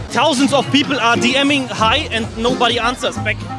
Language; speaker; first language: English; non-native, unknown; German